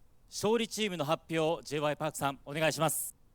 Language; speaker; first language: Japanese; native; Japanese